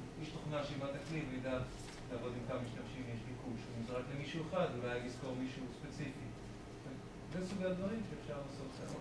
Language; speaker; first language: Hebrew; native; Hebrew